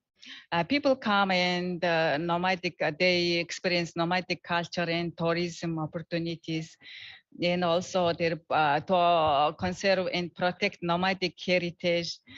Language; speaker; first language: English; non-native, learner; Mongolian